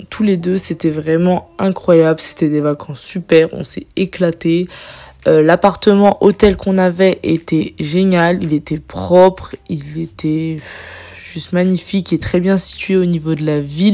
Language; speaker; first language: French; native; French